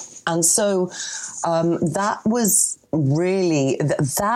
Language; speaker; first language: English; non-native, fluent; Greek